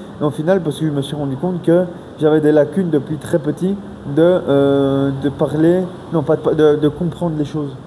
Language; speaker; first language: French; native; French